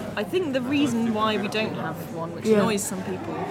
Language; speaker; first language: English; native; English